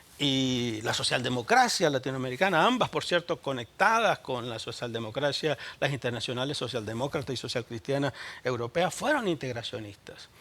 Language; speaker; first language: Spanish; native; Spanish